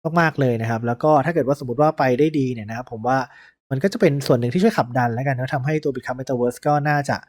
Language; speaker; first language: Thai; native; Thai